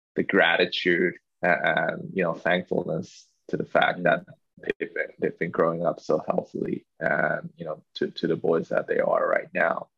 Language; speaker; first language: English; non-native, local second language; Chinese